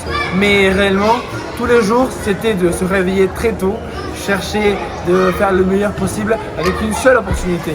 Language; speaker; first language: French; non-native, fluent; Spanish